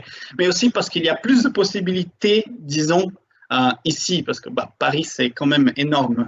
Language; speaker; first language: French; non-native, fluent; Portuguese